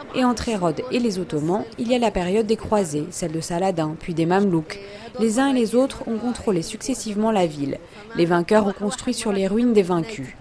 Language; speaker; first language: French; non-native, fluent; Arabic